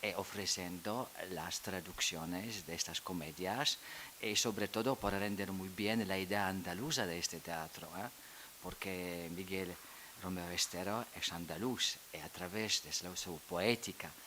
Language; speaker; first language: Spanish; non-native, fluent; Polish